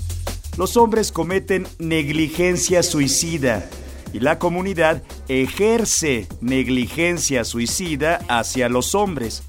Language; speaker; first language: Spanish; native; Spanish